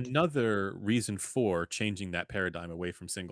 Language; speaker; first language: English; native; English